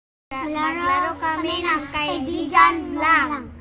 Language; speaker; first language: Filipino; non-native, local second language; Cebuano